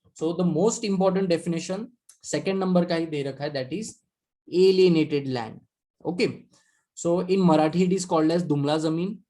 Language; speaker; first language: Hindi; non-native, local second language; Marathi